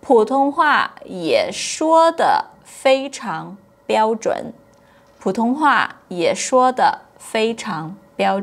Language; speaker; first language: Chinese; non-native, fluent; Portuguese